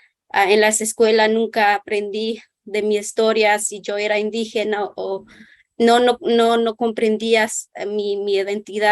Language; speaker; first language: Spanish; non-native, local second language; Kʼicheʼ